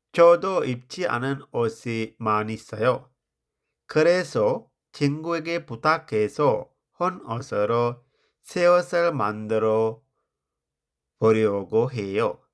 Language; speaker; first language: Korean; non-native, fluent; Sinhala